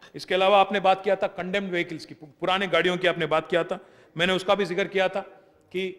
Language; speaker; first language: Hindi; non-native, local second language; Telugu